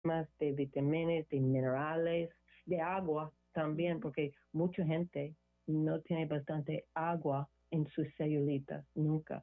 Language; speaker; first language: Spanish; non-native, learner; English